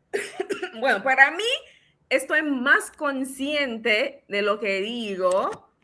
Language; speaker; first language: Spanish; non-native, fluent; English